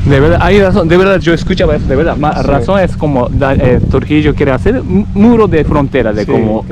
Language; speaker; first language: Spanish; non-native, learner; Japanese